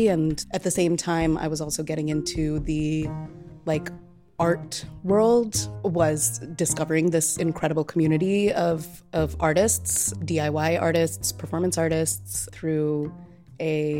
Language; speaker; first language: English; non-native, local second language; Telugu